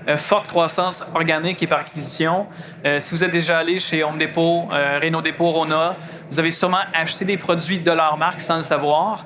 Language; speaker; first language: French; native; French